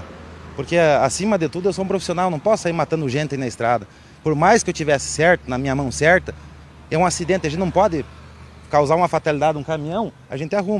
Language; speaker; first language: Portuguese; native; Portuguese